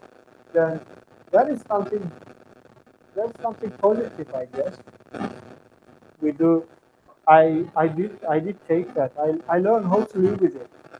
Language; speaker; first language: English; non-native, fluent; Turkmen